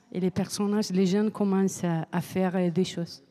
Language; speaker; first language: French; non-native, learner; Spanish